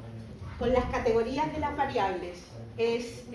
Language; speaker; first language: Spanish; native; Spanish